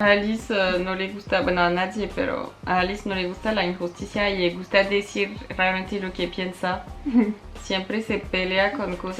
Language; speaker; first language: Spanish; non-native, fluent; French